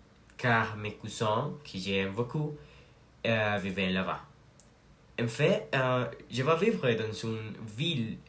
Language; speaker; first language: French; non-native, learner; Spanish